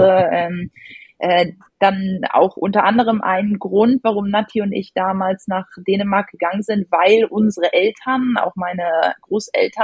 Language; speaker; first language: German; native; German